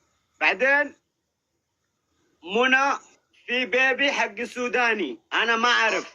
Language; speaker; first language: Arabic; non-native, learner; Oromo